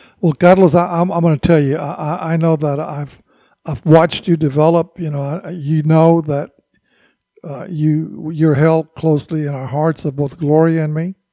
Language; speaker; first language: English; native; English